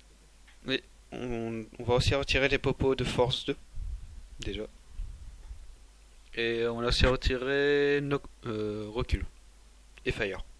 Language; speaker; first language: French; native; French